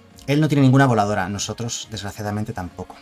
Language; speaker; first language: Spanish; native; Spanish